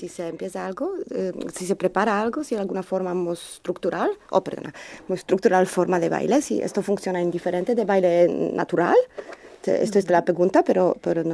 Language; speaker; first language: Spanish; non-native, learner; Polish